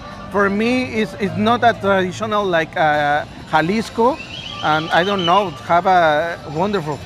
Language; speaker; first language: English; non-native, learner; Spanish